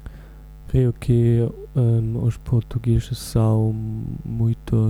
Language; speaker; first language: Portuguese; non-native, learner; German